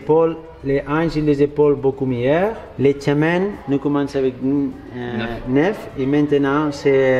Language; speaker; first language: French; non-native, learner; Spanish